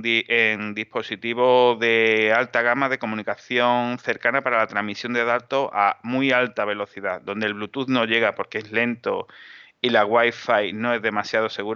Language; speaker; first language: Spanish; native; Spanish